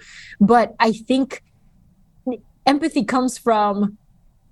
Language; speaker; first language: English; early bilingual, other home language; Bulgarian